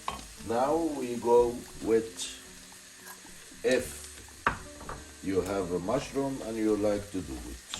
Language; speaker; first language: English; non-native, learner; Arabic